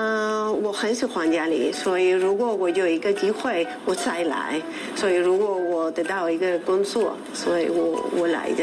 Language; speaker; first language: Chinese; non-native, learner; Spanish